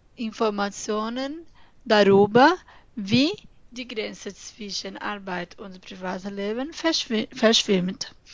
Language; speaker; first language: German; non-native, fluent; Portuguese